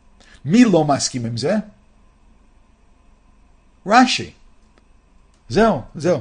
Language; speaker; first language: Hebrew; non-native, fluent; English